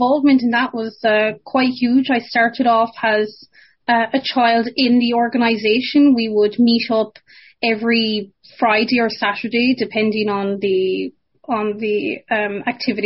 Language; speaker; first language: English; native; English